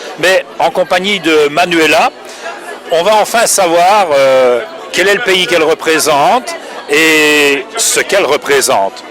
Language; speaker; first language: French; native; French